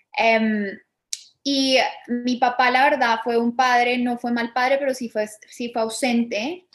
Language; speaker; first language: Spanish; early bilingual, other home language; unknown